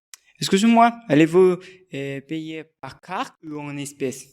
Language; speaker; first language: French; non-native, learner; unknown